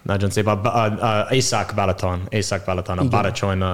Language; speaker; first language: Hungarian; non-native, learner; English